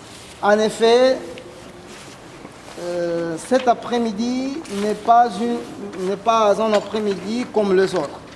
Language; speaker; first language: French; non-native, fluent; Portuguese